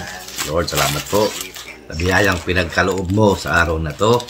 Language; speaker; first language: Filipino; native; Filipino